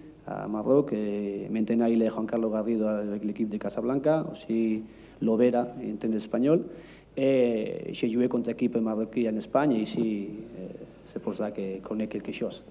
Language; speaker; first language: French; non-native, learner; Spanish